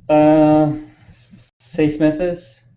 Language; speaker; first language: Spanish; non-native, learner; English